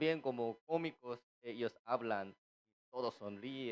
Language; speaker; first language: Spanish; non-native, fluent; Korean